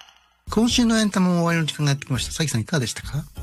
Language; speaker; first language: Japanese; native; Japanese